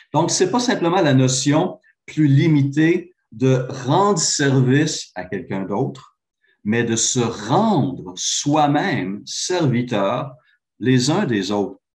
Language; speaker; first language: French; native; French